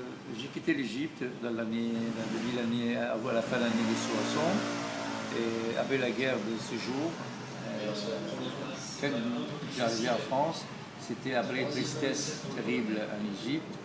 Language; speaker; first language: French; non-native, learner; Arabic